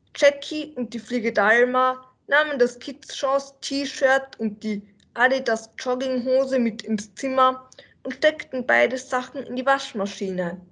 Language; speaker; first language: German; native; German